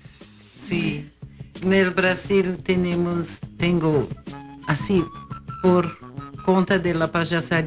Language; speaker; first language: Spanish; non-native, fluent; Portuguese